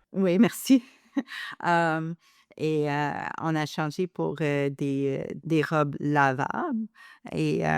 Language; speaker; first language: French; non-native, local second language; English